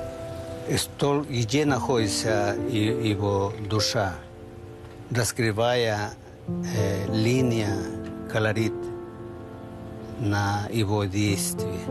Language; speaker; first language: Russian; non-native, learner; Spanish